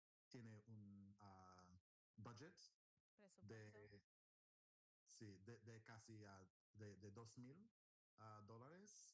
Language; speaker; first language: Spanish; non-native, learner; English